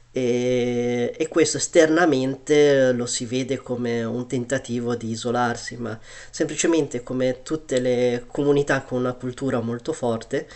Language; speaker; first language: Italian; early bilingual, other home language; Chinese